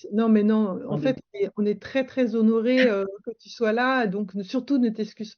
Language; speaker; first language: French; native; French